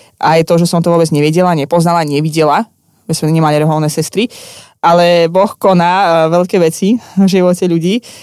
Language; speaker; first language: Slovak; non-native, fluent; Russian